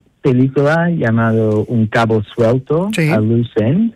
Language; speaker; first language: Spanish; non-native, learner; English